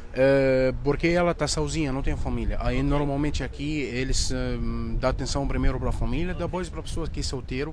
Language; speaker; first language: Portuguese; non-native, fluent; Arabic